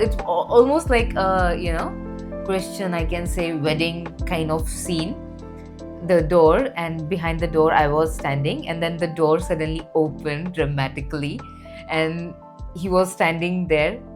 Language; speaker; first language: English; non-native, local second language; Hindi